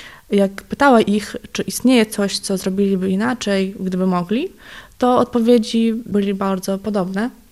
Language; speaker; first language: Polish; non-native, fluent; Ukrainian